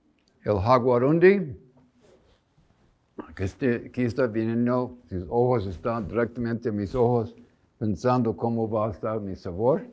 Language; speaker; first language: Spanish; non-native, fluent; English